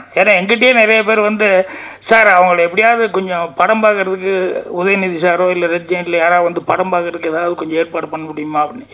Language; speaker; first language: Tamil; native; Tamil